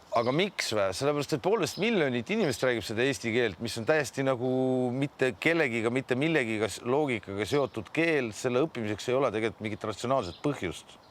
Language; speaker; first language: Estonian; non-native, local second language; Russian